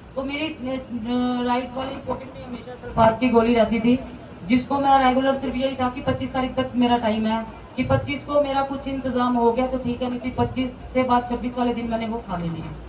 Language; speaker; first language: Hindi; non-native, local second language; Punjabi